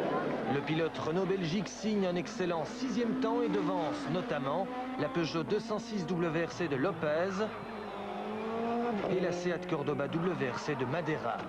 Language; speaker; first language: French; native; French